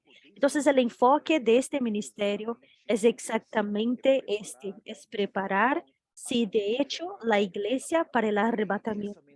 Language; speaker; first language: Spanish; non-native, fluent; Portuguese